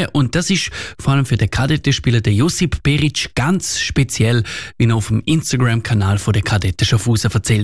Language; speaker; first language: German; native; German